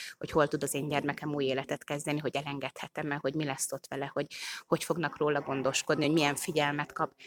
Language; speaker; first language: Hungarian; native; Hungarian